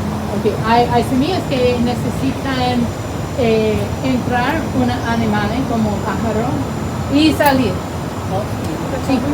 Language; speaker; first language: Spanish; non-native, learner; English